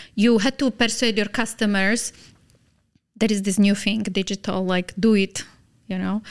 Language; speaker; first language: English; non-native, fluent; Slovak